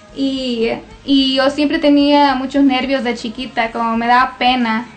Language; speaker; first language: Spanish; early bilingual, heritage; Spanish